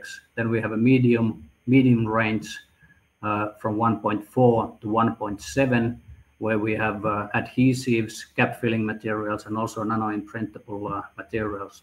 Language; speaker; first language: English; non-native, fluent; Finnish